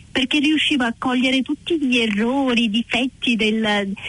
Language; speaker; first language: Italian; non-native, fluent; English